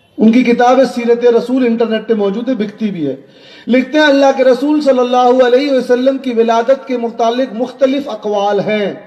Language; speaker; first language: Urdu; native; Urdu